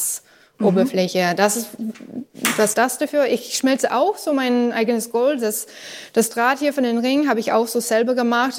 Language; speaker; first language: German; non-native, learner; English